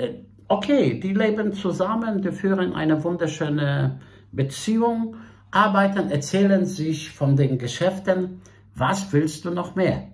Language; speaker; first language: German; non-native, fluent; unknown